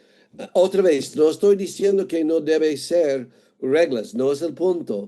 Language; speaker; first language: Spanish; non-native, fluent; English